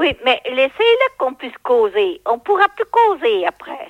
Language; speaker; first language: French; native; French